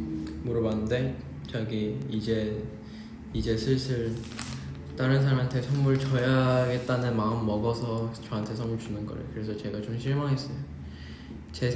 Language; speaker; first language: Korean; non-native, fluent; Chinese